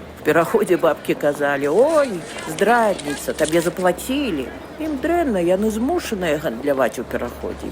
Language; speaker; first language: Belarusian; native; Belarusian